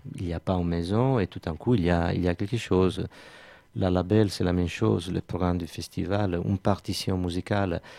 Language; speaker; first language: French; non-native, fluent; Italian